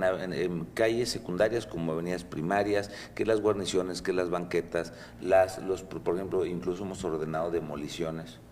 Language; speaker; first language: Spanish; native; Spanish